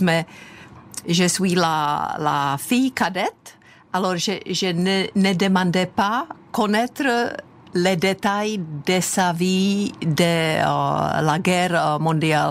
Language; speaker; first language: French; non-native, fluent; Czech